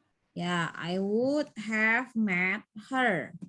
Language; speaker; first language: English; non-native, fluent; Indonesian